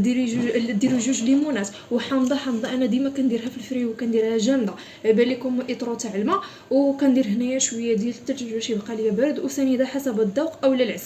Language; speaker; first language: Arabic; native; Arabic